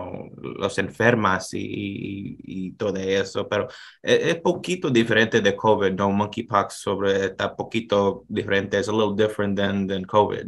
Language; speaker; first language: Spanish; non-native, learner; English